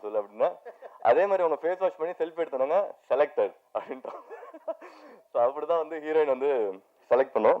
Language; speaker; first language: Tamil; native; Tamil